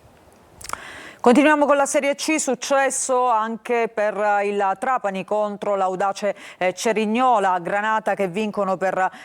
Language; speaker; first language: Italian; native; Italian